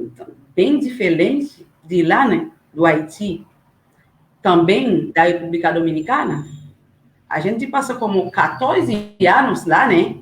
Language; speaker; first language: Portuguese; non-native, learner; Haitian Creole